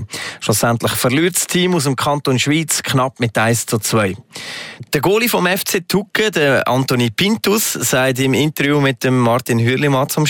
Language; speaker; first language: German; native; German